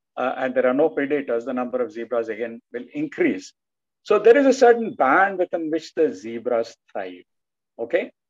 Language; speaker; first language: English; non-native, local second language; Telugu